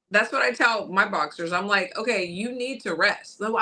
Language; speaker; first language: English; native; English